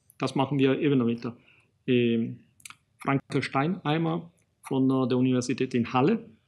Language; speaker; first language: German; non-native, fluent; Italian